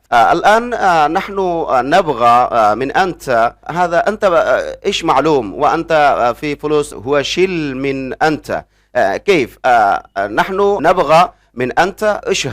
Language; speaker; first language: Arabic; non-native, learner; Bangla